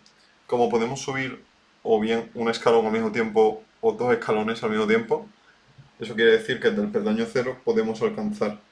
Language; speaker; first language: Spanish; native; Spanish